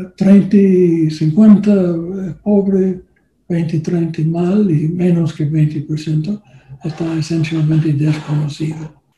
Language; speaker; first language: Spanish; non-native, learner; English